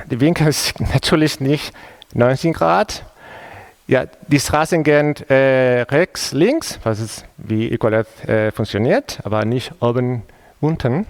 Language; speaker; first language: German; non-native, fluent; Spanish